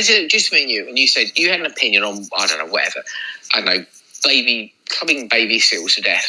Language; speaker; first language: English; native; English